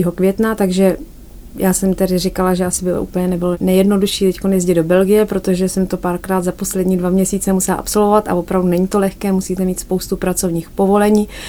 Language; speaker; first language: Czech; native; Czech